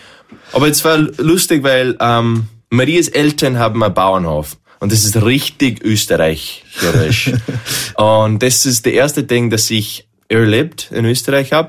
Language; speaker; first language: German; non-native, fluent; English